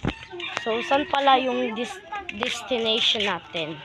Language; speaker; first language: Filipino; non-native, local second language; Cebuano